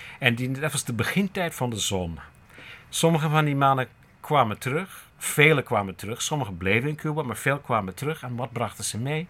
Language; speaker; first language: Dutch; non-native, fluent; English